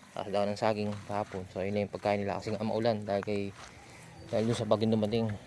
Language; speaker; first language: Filipino; non-native, local second language; Bikol